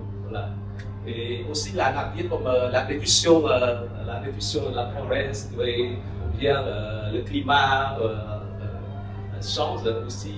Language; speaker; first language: French; non-native, local second language; Khmer